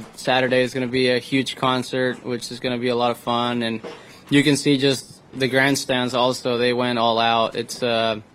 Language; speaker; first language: English; non-native, fluent; Spanish